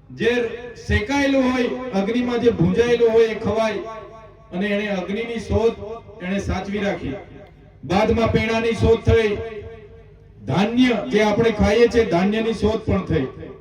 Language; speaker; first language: Gujarati; non-native, local second language; Vasavi